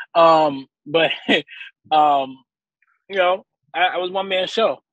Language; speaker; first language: English; native; English